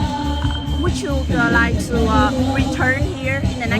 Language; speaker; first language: English; non-native, learner; Vietnamese